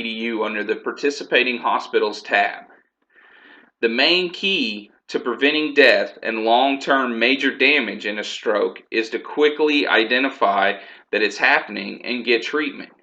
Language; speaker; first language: English; native; English